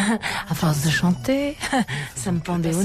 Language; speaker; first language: French; early bilingual, other home language; Italian